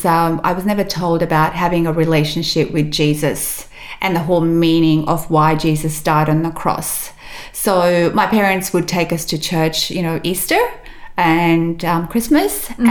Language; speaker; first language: English; early bilingual, other home language; Macedonian